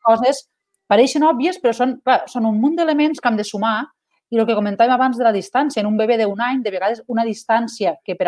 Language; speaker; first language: Catalan; native; Catalan